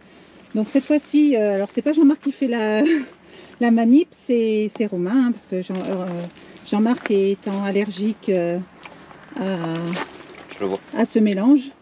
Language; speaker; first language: French; native; French